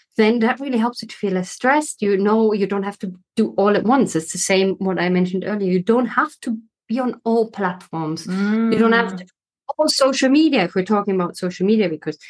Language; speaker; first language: English; non-native, fluent; German